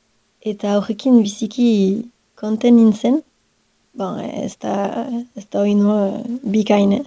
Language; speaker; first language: Basque; non-native, local second language; French